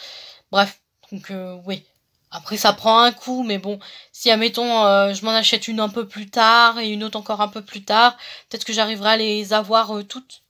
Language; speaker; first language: French; native; French